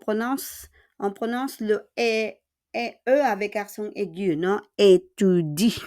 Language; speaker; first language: French; non-native, fluent; Filipino